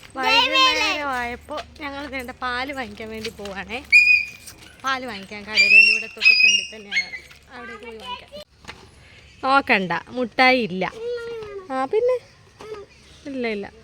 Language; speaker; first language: Malayalam; native; Malayalam